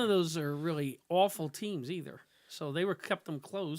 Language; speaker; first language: English; native; English